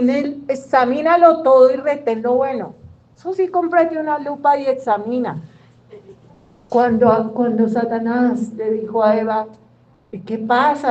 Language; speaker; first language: Spanish; native; Spanish